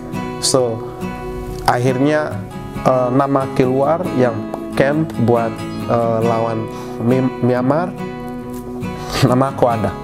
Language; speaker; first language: Indonesian; non-native, fluent; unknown